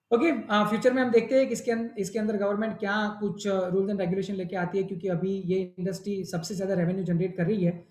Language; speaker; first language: Hindi; non-native, local second language; Gujarati